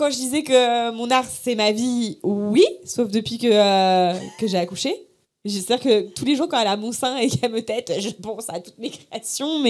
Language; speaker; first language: French; native; French